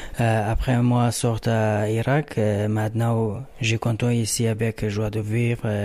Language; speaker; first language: French; non-native, learner; Kurdish